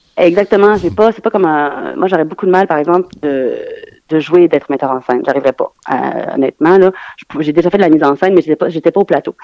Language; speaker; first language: French; native; French